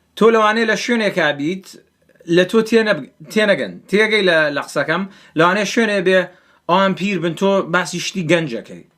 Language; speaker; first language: Central Kurdish; early bilingual, heritage; Central Kurdish